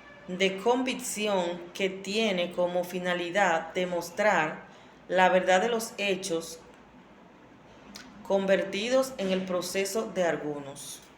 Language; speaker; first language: Spanish; native; Spanish